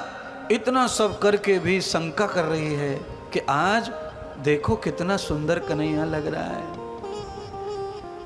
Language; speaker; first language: Hindi; native; Hindi